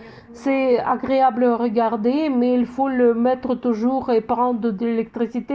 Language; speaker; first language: French; non-native, fluent; Russian